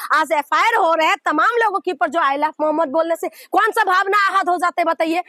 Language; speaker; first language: Hindi; non-native, local second language; Assamese